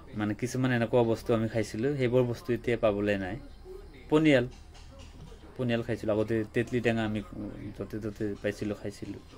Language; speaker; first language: Assamese; non-native, local second language; Bangla